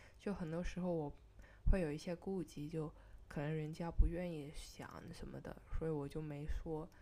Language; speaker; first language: Chinese; non-native, local second language; Cantonese